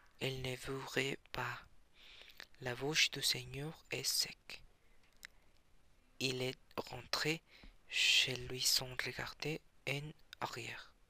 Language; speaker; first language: French; non-native, learner; Spanish